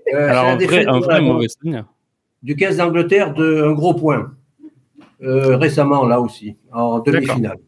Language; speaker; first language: French; native; French